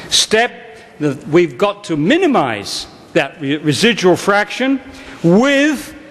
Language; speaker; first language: English; native; English